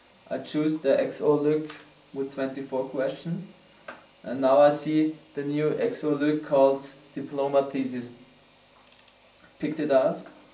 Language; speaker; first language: English; non-native, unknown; German